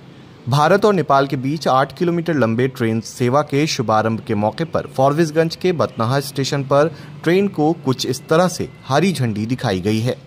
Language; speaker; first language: Hindi; native; Hindi